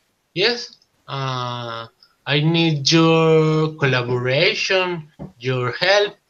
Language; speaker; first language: English; non-native, learner; Spanish